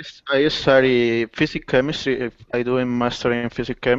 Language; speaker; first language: English; non-native, learner; Spanish